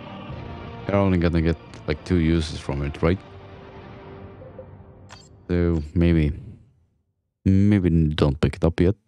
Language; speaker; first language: English; native; English